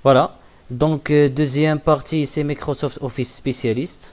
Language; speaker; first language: French; non-native, local second language; Arabic